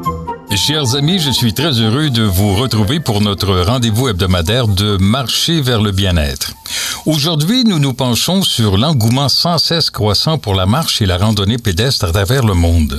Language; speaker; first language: French; native; French